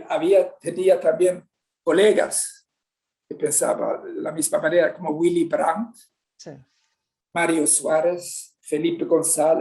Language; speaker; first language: Spanish; non-native, fluent; Swedish